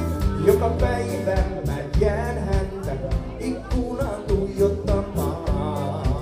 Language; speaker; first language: Finnish; native; Finnish